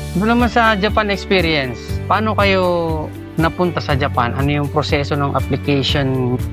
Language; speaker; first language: Filipino; native; Filipino